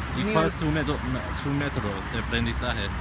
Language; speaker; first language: Spanish; non-native, fluent; English